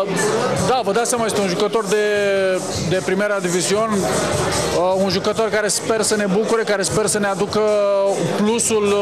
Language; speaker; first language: Romanian; native; Romanian